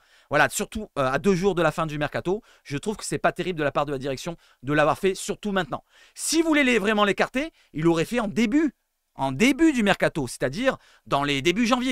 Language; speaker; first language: French; native; French